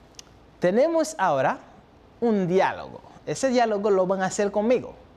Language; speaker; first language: Spanish; non-native, fluent; French